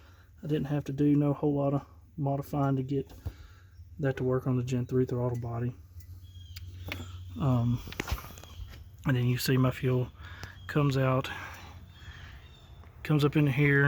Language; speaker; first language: English; native; English